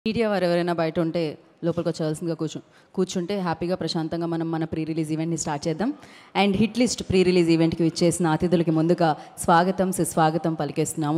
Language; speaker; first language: Telugu; native; Telugu